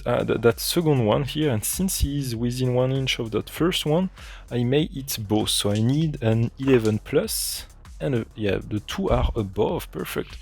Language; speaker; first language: English; non-native, fluent; French